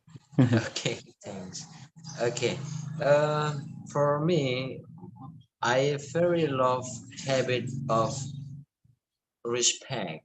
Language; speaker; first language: English; non-native, learner; Indonesian